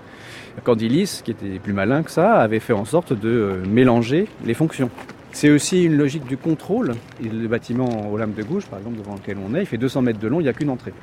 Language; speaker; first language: French; native; French